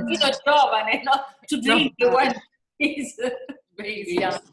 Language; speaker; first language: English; non-native, learner; Italian